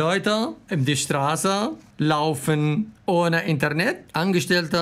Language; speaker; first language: German; non-native, learner; Arabic